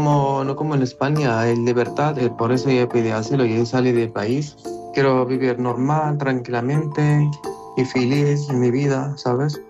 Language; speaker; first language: Spanish; non-native, learner; Arabic